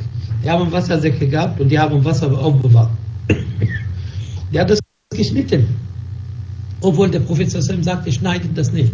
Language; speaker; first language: German; non-native, fluent; Arabic